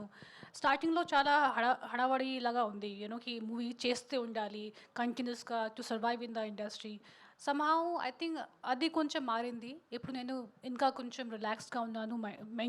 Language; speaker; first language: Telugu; non-native, learner; Hindi